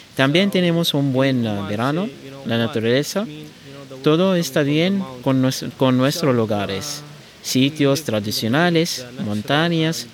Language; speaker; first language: Spanish; non-native, learner; Arabic